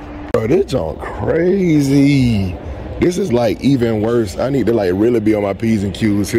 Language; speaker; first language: English; native; English